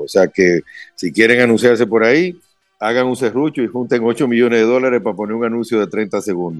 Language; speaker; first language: Spanish; native; Spanish